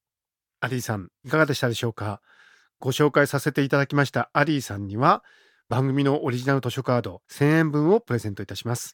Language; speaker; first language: Japanese; native; Japanese